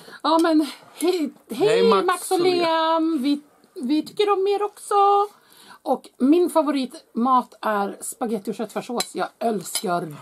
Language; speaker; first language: Swedish; native; Swedish